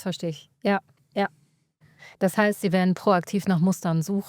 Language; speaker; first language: German; native; German